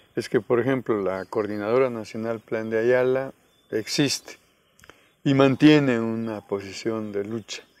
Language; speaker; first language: Spanish; native; Spanish